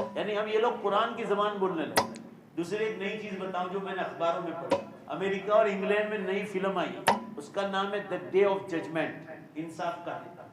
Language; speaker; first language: Urdu; non-native, local second language; Gujarati